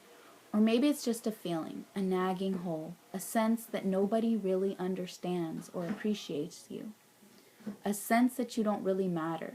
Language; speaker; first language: English; native; English